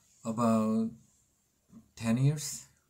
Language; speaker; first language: English; non-native, learner; Korean